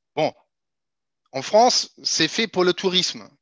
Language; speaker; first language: French; non-native, fluent; German